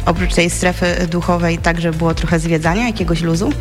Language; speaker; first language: Polish; native; Polish